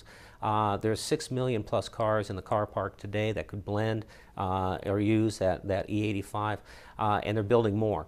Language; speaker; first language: English; native; English